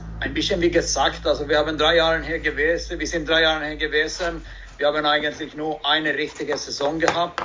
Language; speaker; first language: German; non-native, learner; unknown